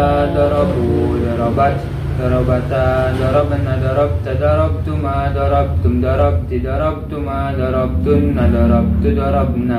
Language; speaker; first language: Arabic; non-native, learner; Indonesian